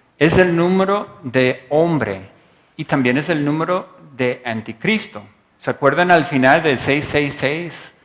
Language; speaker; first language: Spanish; non-native, fluent; English